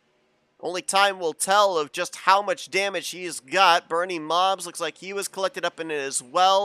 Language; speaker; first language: English; native; English